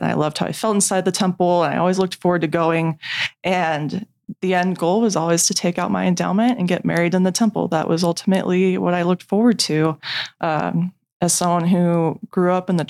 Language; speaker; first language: English; native; English